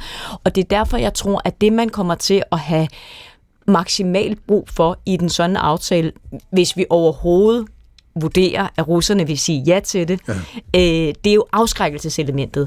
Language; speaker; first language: Danish; native; Danish